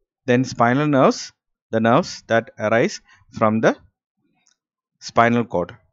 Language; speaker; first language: English; non-native, local second language; Malayalam